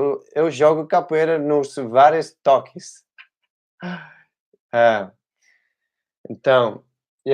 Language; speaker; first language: Portuguese; non-native, learner; Dutch